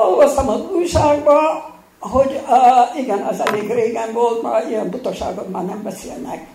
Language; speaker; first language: Hungarian; early bilingual, heritage; Hungarian